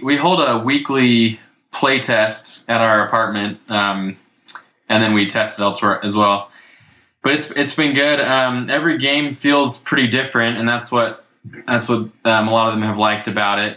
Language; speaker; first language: English; native; English